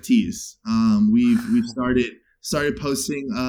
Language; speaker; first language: English; native; English